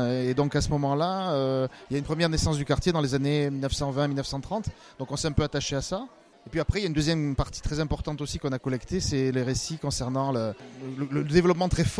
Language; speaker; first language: French; native; French